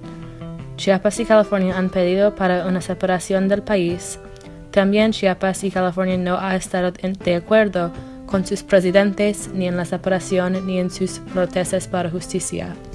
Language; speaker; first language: Spanish; non-native, learner; English